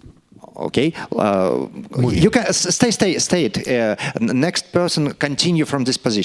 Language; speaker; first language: English; non-native, learner; Russian